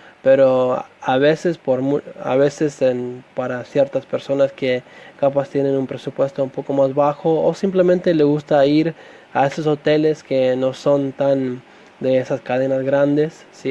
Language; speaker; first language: Spanish; non-native, fluent; English